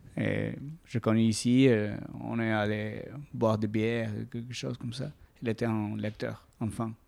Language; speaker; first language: French; non-native, learner; Spanish